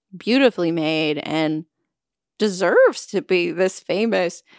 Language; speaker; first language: English; native; English